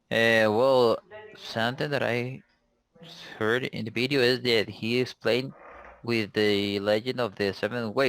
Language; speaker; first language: English; non-native, learner; Spanish